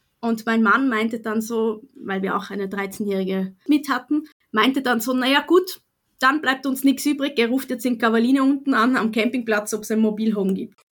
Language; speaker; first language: German; native; German